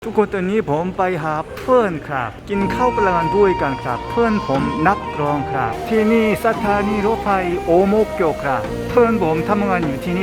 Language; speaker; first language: Thai; non-native, learner; Korean